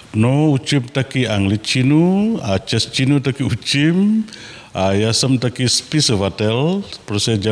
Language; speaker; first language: Czech; non-native, learner; Balinese